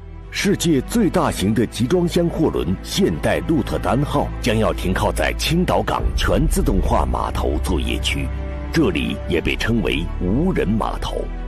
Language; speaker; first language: Chinese; native; Chinese